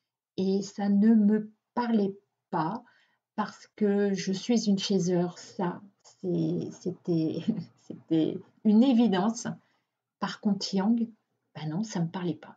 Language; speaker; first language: French; native; French